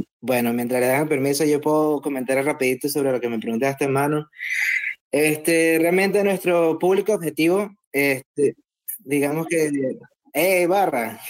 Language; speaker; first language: Spanish; native; Spanish